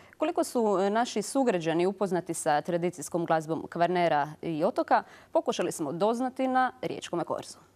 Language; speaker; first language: Croatian; native; Croatian